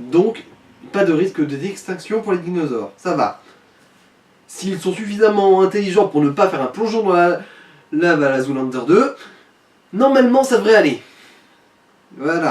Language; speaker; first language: French; native; French